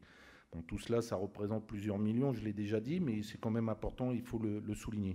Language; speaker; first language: French; native; French